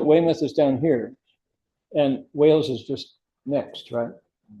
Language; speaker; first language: English; native; English